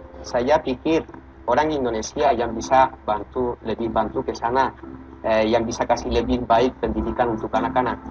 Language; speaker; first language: Indonesian; non-native, fluent; Catalan